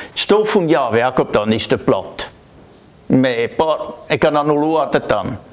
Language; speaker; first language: Albanian; non-native, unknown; German